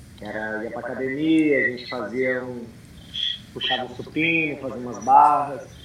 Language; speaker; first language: Portuguese; early bilingual, heritage; Portuguese